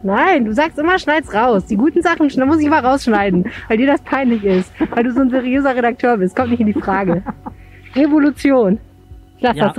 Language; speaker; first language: German; native; German